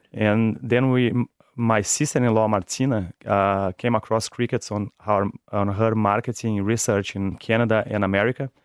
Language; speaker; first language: English; non-native, fluent; Portuguese